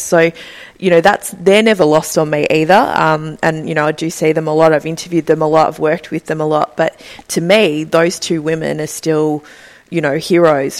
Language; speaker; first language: English; native; English